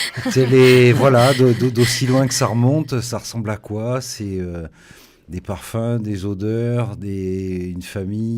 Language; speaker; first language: French; native; French